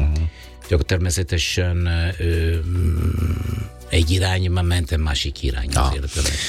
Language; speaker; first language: Hungarian; non-native, fluent; Italian